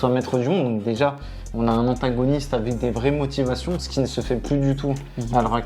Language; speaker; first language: French; native; French